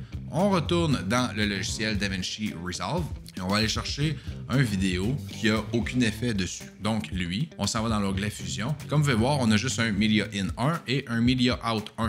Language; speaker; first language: French; native; French